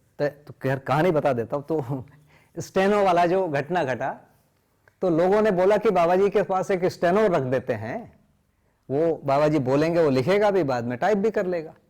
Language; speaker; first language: Hindi; non-native, local second language; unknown